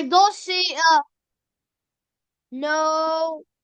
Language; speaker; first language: English; non-native, learner; Vietnamese